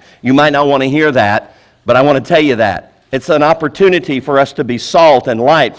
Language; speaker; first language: English; native; English